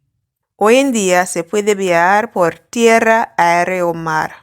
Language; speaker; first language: Spanish; non-native, fluent; English